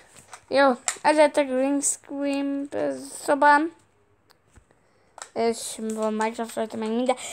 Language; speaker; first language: Hungarian; early bilingual, heritage; Hungarian